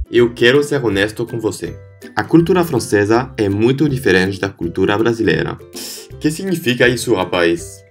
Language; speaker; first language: Portuguese; non-native, fluent; French